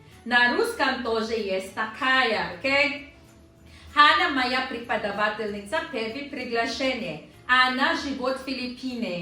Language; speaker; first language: Russian; non-native, learner; Filipino